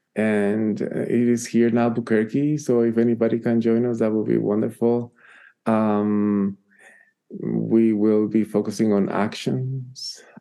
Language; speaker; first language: English; non-native, fluent; Spanish